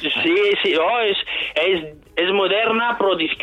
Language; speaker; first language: Catalan; non-native, fluent; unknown